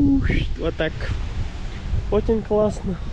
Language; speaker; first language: Russian; non-native, learner; Urdu